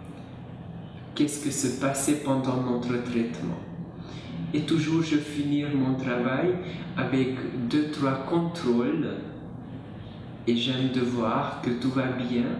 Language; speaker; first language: French; non-native, fluent; Hungarian